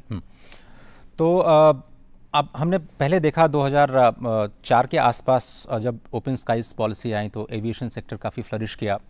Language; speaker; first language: Hindi; native; Hindi